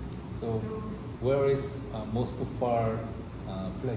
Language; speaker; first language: English; non-native, learner; Korean